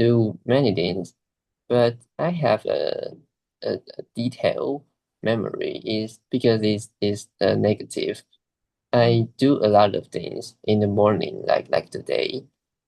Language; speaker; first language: English; non-native, learner; Chinese